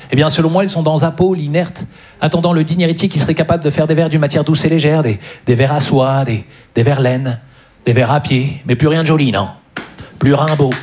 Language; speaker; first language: French; native; French